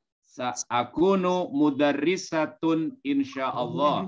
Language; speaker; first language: Arabic; non-native, learner; Indonesian